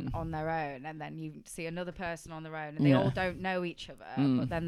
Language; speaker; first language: English; native; English